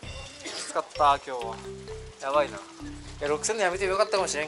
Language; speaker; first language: Japanese; native; Japanese